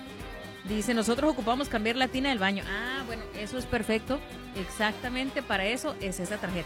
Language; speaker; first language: Spanish; native; Spanish